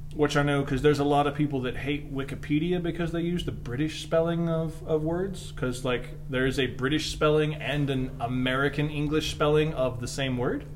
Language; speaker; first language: English; native; English